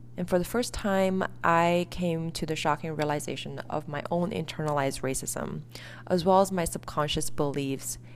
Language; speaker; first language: English; early bilingual, other home language; Chinese